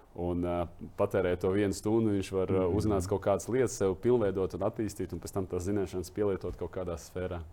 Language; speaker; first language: Latvian; non-native, local second language; Russian